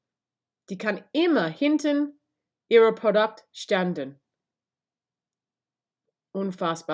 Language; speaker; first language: German; non-native, learner; English